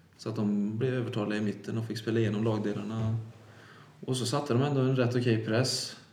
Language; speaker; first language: Swedish; native; Swedish